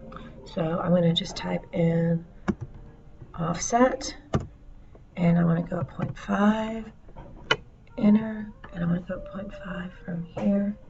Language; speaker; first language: English; native; English